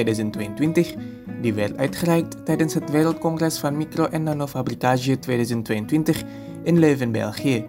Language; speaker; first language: Dutch; non-native, fluent; Indonesian